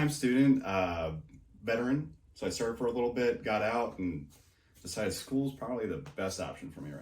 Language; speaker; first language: English; native; English